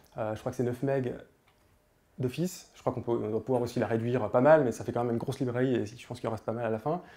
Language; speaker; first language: French; native; French